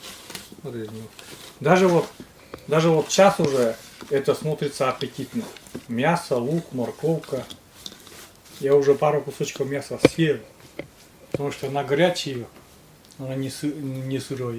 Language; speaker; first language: Russian; native; Russian